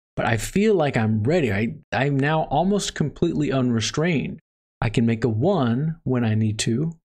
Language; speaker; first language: English; native; English